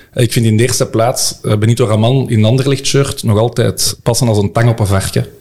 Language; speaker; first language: Dutch; native; Dutch